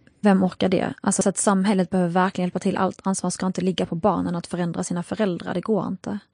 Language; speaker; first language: Swedish; early bilingual, other home language; Arabic